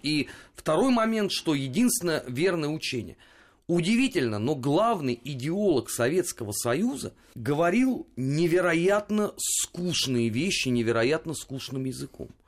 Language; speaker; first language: Russian; native; Russian